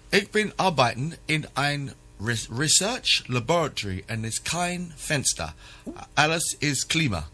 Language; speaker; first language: German; non-native, learner; English